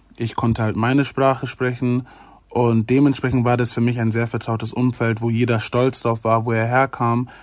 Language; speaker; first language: German; native; German